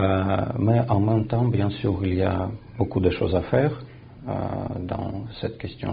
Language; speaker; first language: French; non-native, fluent; Russian